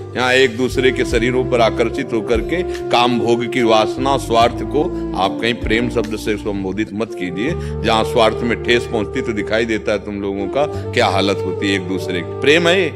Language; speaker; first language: Hindi; native; Hindi